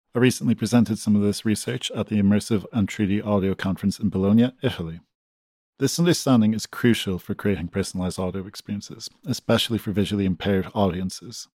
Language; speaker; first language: English; native; English